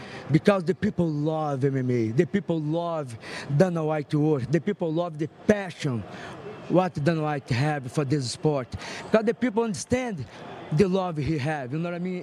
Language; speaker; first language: English; non-native, fluent; Portuguese